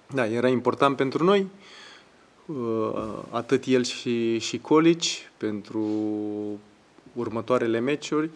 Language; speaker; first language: Romanian; non-native, fluent; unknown